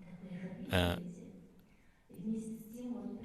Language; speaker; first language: Russian; native; Russian